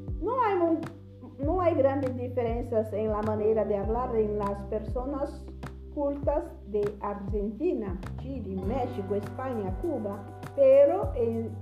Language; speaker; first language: Spanish; non-native, learner; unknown